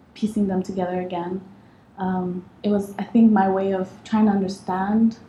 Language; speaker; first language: English; non-native, fluent; Arabic